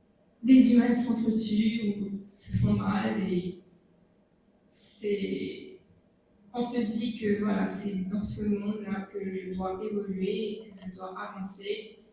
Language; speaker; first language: French; non-native, local second language; Morisyen